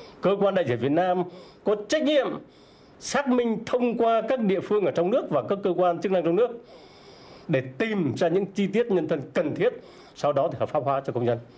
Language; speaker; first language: Vietnamese; native; Vietnamese